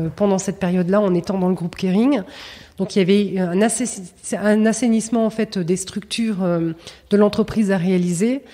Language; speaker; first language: French; native; French